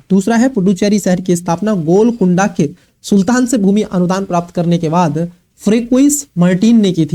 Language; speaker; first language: Hindi; native; Hindi